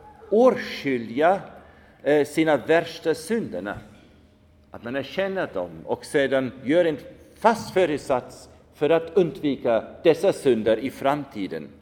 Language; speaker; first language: Swedish; non-native, fluent; German